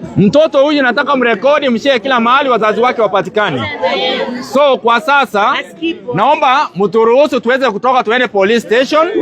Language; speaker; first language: Swahili; native; Swahili